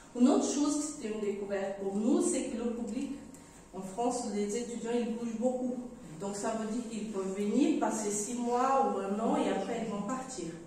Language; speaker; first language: French; non-native, fluent; Portuguese